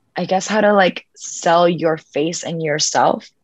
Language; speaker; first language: English; early bilingual, other home language; Spanish